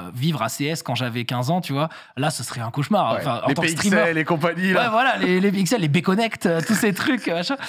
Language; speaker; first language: French; native; French